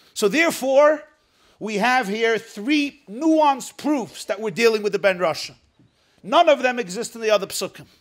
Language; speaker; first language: English; native; English